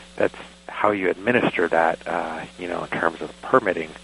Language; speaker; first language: English; native; English